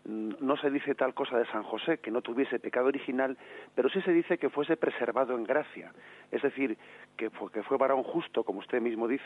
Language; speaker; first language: Spanish; native; Spanish